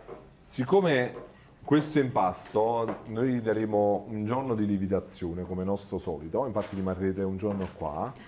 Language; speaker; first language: Italian; native; Italian